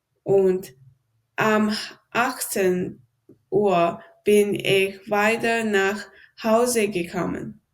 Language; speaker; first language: German; non-native, learner; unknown